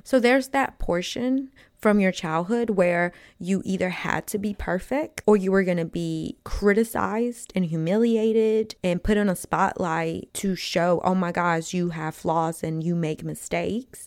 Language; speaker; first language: English; early bilingual, other home language; Spanish